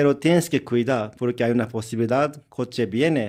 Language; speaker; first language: Spanish; non-native, learner; Japanese